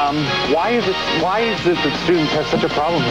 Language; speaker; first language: English; native; English